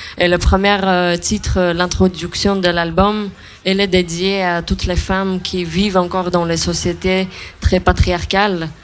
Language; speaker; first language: French; non-native, fluent; Armenian